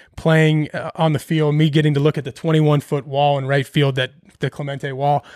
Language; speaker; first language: English; native; English